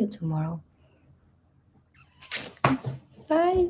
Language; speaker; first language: English; non-native, learner; Russian